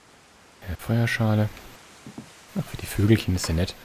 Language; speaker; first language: German; native; German